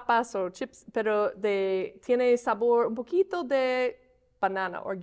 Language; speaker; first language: Spanish; non-native, fluent; English